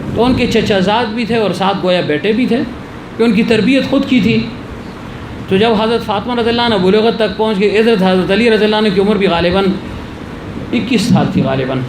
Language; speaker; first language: Urdu; non-native, local second language; Pashto